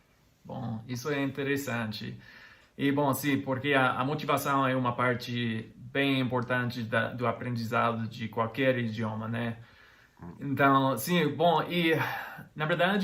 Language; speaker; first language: Portuguese; non-native, fluent; English